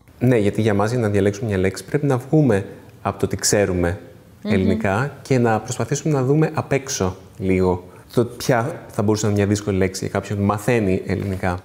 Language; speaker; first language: Greek; native; Greek